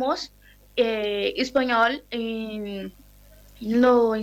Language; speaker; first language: Spanish; non-native, learner; Portuguese